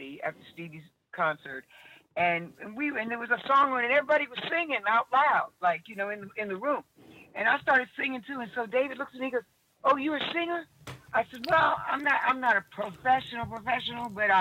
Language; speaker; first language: English; native; English